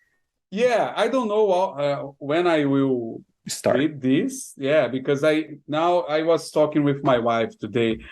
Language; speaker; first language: English; non-native, fluent; Portuguese